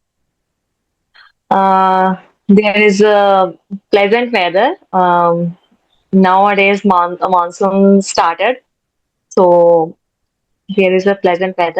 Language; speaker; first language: English; non-native, learner; Hindi